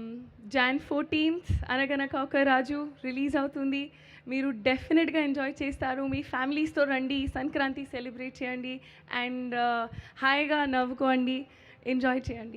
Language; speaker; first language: Telugu; non-native, learner; Hindi